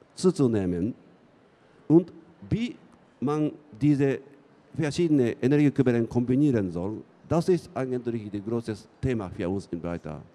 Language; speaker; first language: German; non-native, fluent; Japanese